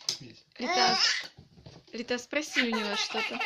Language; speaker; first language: Russian; native; Russian